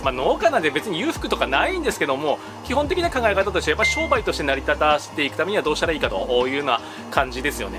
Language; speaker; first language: Japanese; native; Japanese